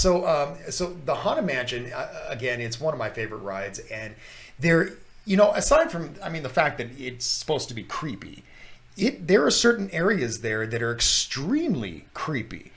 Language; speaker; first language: English; native; English